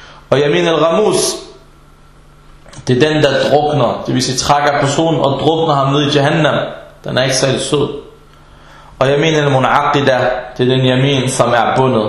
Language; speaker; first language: Danish; early bilingual, other home language; Arabic